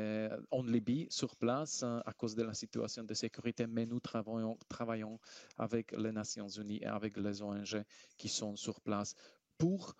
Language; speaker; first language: French; non-native, fluent; Slovak